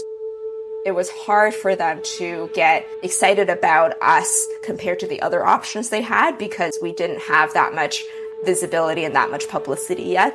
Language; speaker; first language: English; early bilingual, other home language; Chinese